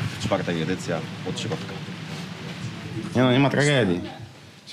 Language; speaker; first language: Polish; native; Polish